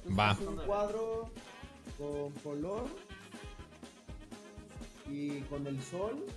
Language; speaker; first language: Spanish; native; Spanish